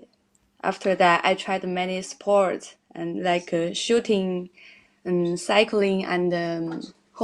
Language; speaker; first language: English; non-native, learner; Chinese